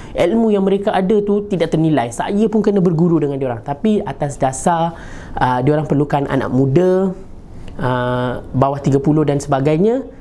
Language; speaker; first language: Malay; non-native, local second language; Tamil